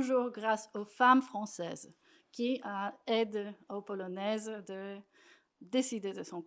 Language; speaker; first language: French; non-native, fluent; Polish